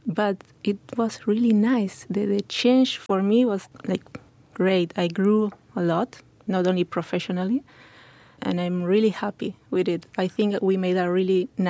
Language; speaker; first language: English; non-native, fluent; Spanish